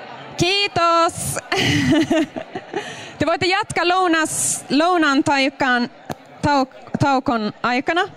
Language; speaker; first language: Finnish; non-native, local second language; Swedish